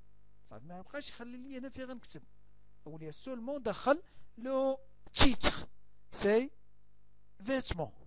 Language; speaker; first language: French; non-native, local second language; Arabic